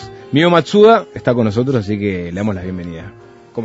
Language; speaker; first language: Spanish; native; Spanish